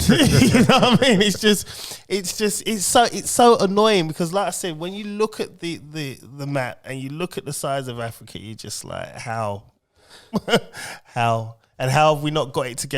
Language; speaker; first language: English; native; English